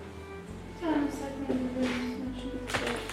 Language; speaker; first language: Turkish; native; Turkish